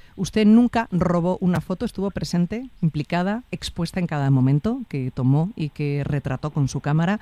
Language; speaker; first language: Spanish; native; Spanish